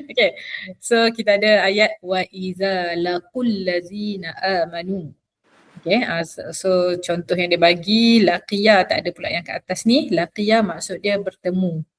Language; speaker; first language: Malay; native; Malay